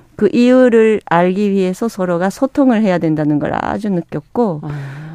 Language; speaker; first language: Korean; non-native, fluent; Japanese